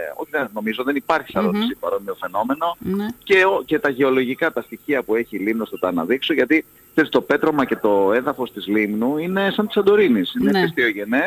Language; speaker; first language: Greek; native; Greek